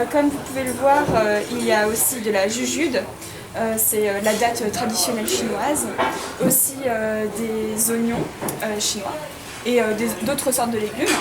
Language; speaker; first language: French; non-native, fluent; Chinese